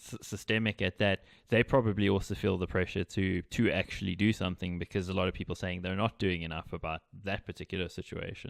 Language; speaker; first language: English; native; English